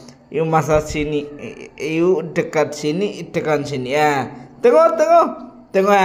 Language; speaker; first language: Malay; non-native, learner; Bangla